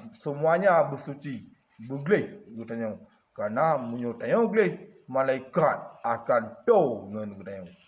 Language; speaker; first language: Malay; non-native, local second language; Achinese